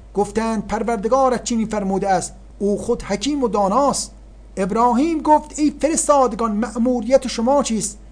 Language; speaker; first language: Persian; native; Persian